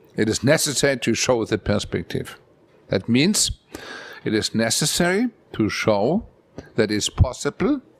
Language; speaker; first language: English; non-native, fluent; German